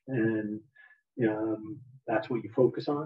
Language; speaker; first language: English; native; English